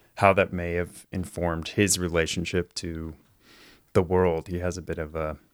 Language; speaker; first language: English; native; English